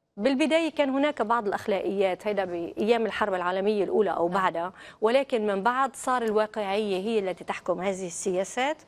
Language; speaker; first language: Arabic; native; Arabic